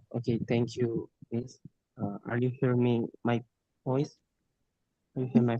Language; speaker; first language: English; non-native, learner; Indonesian